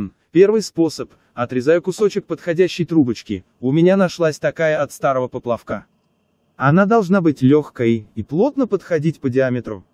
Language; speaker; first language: Russian; native; Russian